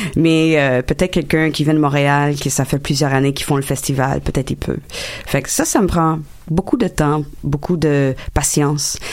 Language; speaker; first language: French; non-native, local second language; English